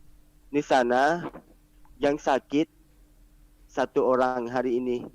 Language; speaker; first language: Indonesian; non-native, learner; Malay